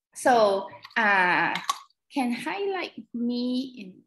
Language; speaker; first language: English; non-native, local second language; Chinese